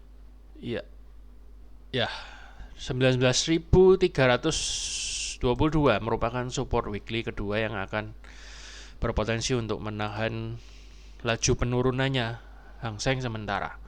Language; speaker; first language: Indonesian; native; Indonesian